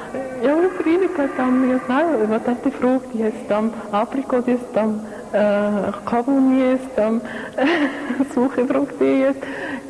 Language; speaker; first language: Russian; non-native, learner; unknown